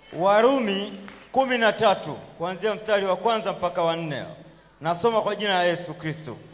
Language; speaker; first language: Swahili; native; Swahili